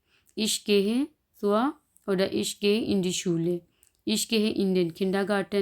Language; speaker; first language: German; non-native, fluent; Urdu